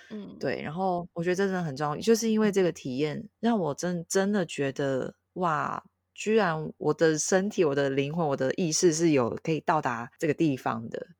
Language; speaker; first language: Chinese; native; Chinese